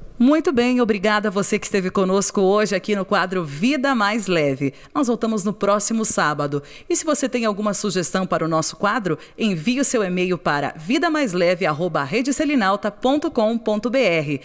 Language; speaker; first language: Portuguese; native; Portuguese